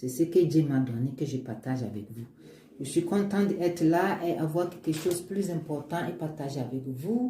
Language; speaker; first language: French; non-native, learner; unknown